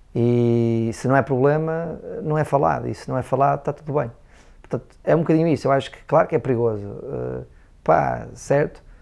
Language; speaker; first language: Portuguese; native; Portuguese